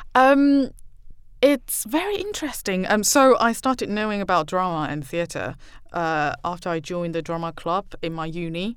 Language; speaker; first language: English; non-native, fluent; Chinese